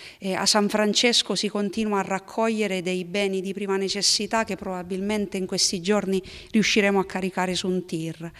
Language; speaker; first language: Italian; native; Italian